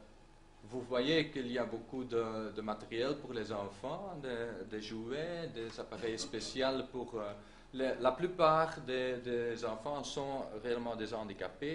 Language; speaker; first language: French; non-native, local second language; Dutch